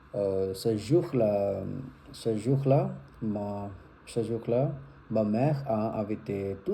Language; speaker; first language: French; non-native, learner; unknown